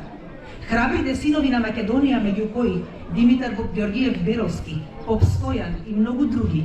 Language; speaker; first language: Macedonian; native; Macedonian